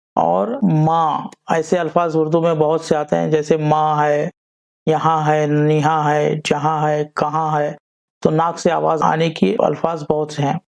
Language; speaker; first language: Urdu; native; Urdu